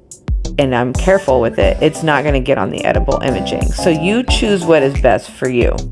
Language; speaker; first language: English; native; English